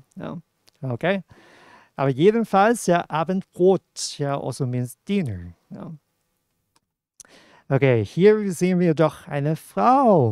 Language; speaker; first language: German; non-native, fluent; Cantonese